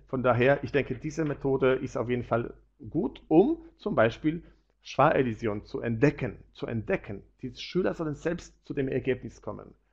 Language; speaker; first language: German; non-native, fluent; Polish